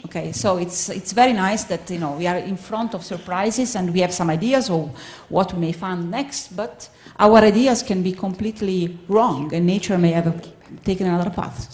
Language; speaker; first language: English; non-native, fluent; Italian